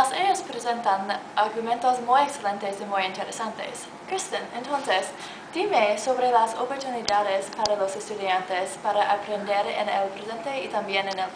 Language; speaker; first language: Spanish; non-native, learner; English